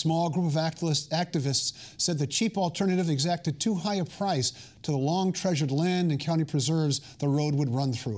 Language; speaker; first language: English; native; English